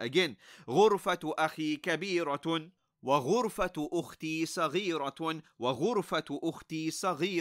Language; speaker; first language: Arabic; non-native, fluent; English